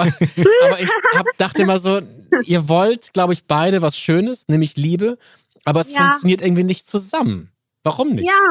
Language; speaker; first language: German; native; German